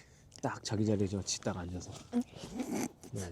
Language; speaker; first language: Korean; native; Korean